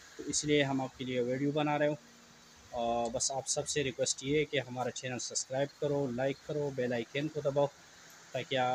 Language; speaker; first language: Urdu; native; Urdu